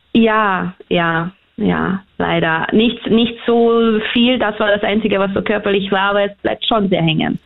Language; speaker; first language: German; early bilingual, other home language; Hungarian